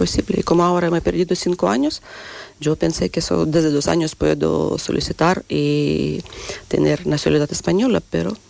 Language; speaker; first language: Spanish; non-native, fluent; Russian